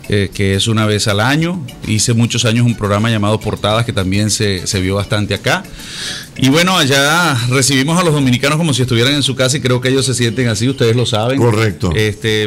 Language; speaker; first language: Spanish; native; Spanish